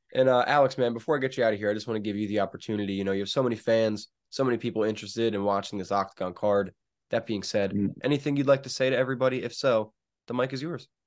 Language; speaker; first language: English; native; English